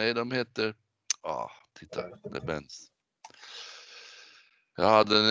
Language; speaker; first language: Swedish; native; Swedish